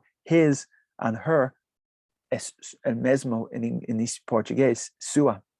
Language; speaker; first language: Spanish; non-native, fluent; English